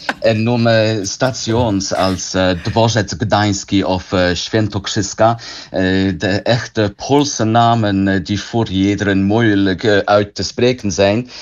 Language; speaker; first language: Dutch; non-native, learner; English